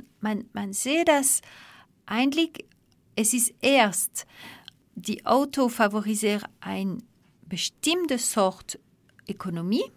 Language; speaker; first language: German; non-native, fluent; French